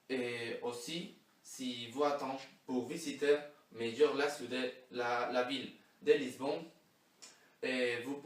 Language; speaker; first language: French; non-native, learner; Spanish